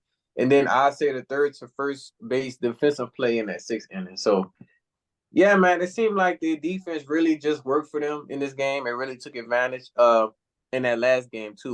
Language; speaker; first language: English; native; English